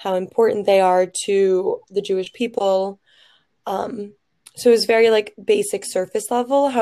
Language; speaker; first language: English; native; English